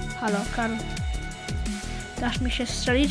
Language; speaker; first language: Polish; native; Polish